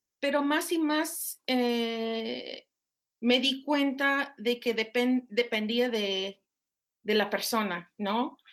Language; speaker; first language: Spanish; non-native, fluent; English